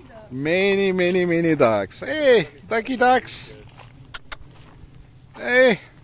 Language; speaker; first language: English; non-native, learner; Turkish